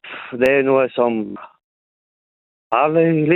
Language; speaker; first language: Norwegian; non-native, local second language; Northern Sami